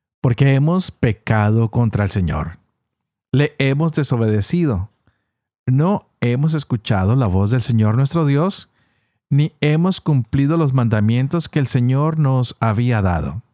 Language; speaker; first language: Spanish; native; Spanish